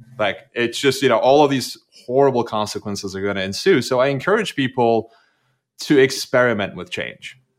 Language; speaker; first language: English; non-native, fluent; Turkish